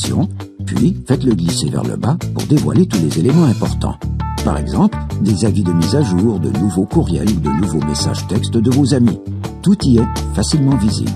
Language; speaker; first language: French; native; French